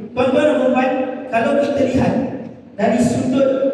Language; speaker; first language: Malay; native; Malay